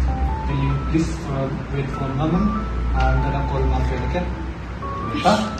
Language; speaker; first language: English; non-native, local second language; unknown